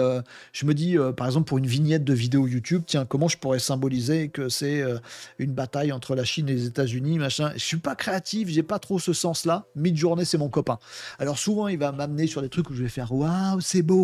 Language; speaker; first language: French; native; French